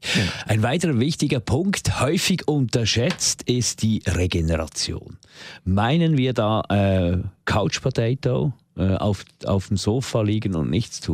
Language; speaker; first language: German; native; German